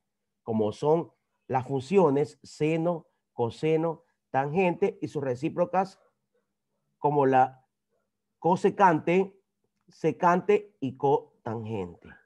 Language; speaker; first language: Spanish; native; Spanish